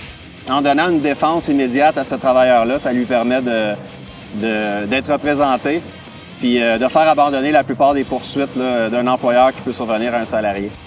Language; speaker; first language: French; native; French